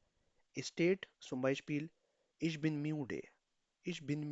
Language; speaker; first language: German; non-native, fluent; Urdu